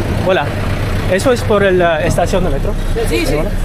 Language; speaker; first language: Spanish; non-native, learner; English